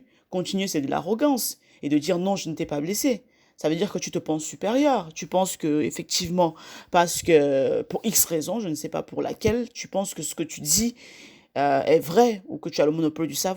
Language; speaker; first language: French; native; French